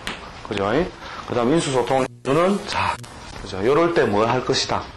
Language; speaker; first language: Korean; native; Korean